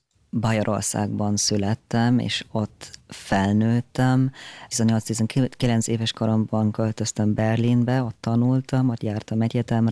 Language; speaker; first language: Hungarian; early bilingual, heritage; German